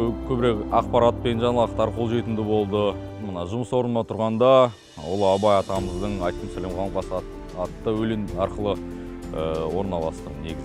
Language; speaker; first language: Kazakh; non-native, local second language; Russian